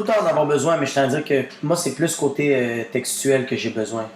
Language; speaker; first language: French; native; French